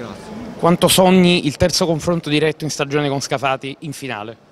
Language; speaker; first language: Italian; native; Italian